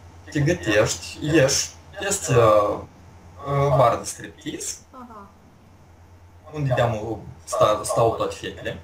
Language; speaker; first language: Romanian; non-native, local second language; Russian